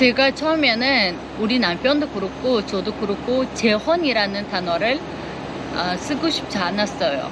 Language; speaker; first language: Korean; non-native, fluent; Uzbek